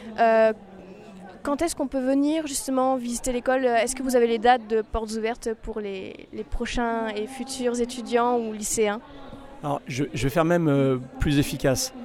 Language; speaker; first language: French; native; French